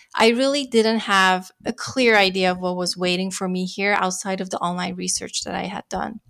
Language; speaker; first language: English; non-native, fluent; Dutch